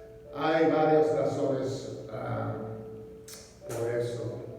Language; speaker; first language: Spanish; non-native, learner; English